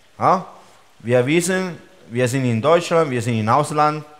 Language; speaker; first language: German; non-native, learner; Italian